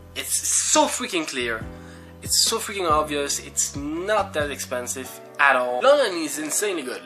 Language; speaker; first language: English; non-native, fluent; French